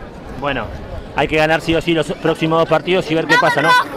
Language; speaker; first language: Spanish; native; Spanish